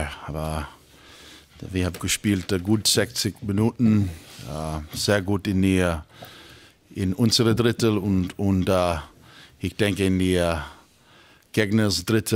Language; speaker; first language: German; non-native, fluent; English